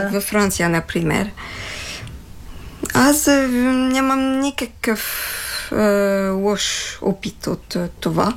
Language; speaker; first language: Bulgarian; non-native, fluent; French